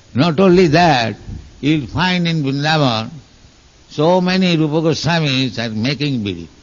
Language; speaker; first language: English; non-native, local second language; Bangla